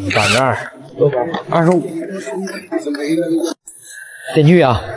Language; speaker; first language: Chinese; native; Chinese